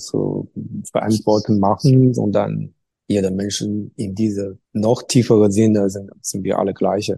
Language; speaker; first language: German; non-native, learner; Chinese